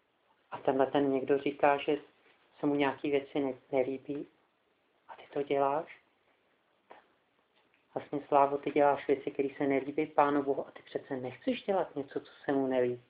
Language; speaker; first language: Czech; native; Czech